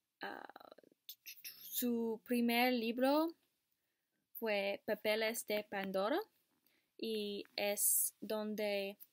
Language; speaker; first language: Spanish; non-native, learner; English